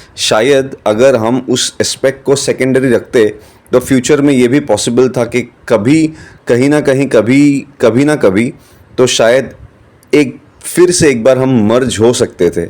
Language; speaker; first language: Hindi; non-native, local second language; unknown